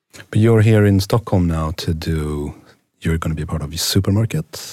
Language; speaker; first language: English; non-native, fluent; Swedish